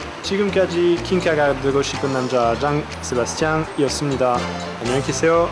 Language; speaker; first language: Korean; non-native, fluent; French